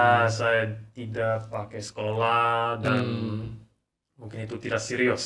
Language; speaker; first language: Indonesian; non-native, learner; English